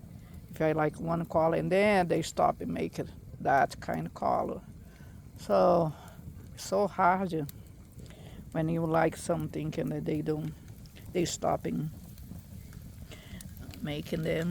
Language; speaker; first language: English; non-native, fluent; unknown